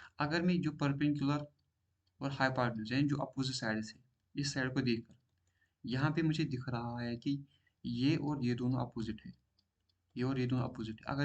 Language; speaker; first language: Hindi; non-native, local second language; Kashmiri